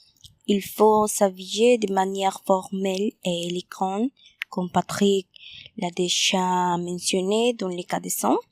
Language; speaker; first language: French; non-native, learner; Spanish